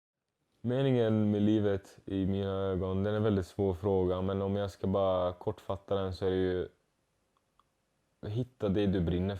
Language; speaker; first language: Swedish; non-native, fluent; Arabic